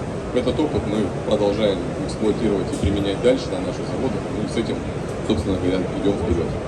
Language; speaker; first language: Russian; native; Russian